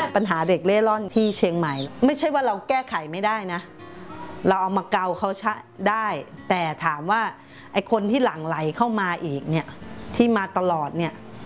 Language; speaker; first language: Thai; native; Thai